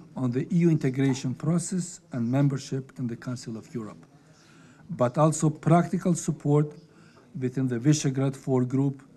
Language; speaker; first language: English; non-native, fluent; Albanian